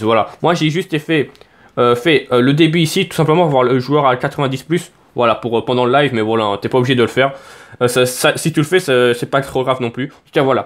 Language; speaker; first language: French; native; French